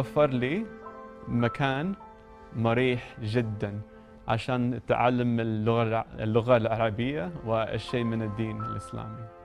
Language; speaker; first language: Arabic; non-native, learner; English